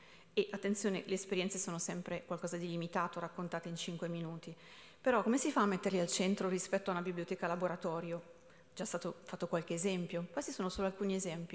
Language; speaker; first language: Italian; native; Italian